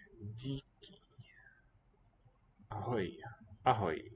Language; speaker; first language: Czech; non-native, learner; English